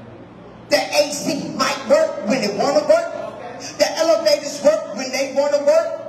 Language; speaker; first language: English; native; English